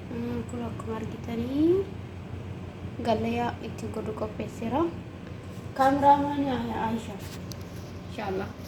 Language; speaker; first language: Arabic; non-native, learner; Oromo